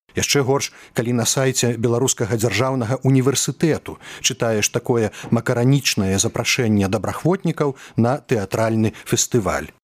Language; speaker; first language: Belarusian; native; Belarusian